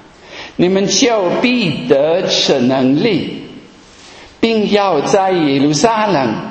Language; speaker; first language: Chinese; non-native, fluent; German